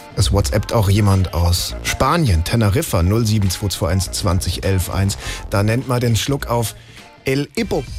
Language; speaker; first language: German; native; German